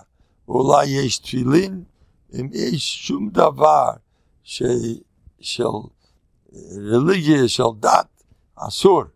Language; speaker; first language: Hebrew; non-native, fluent; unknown